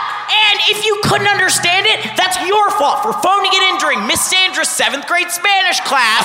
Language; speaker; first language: English; early bilingual, other home language; Spanish